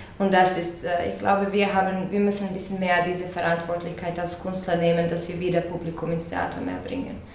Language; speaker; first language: German; non-native, fluent; Croatian